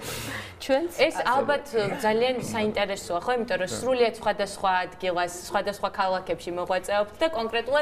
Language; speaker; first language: Georgian; native; Georgian